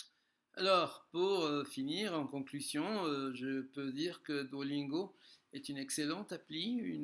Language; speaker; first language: French; non-native, fluent; Spanish